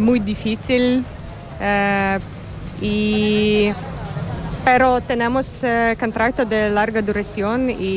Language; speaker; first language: Spanish; non-native, learner; Ukrainian